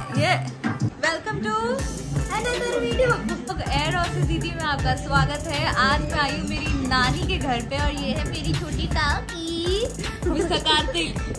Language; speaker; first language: Hindi; native; Hindi